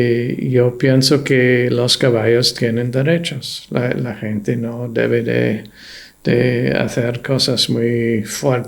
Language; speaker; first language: Spanish; non-native, fluent; English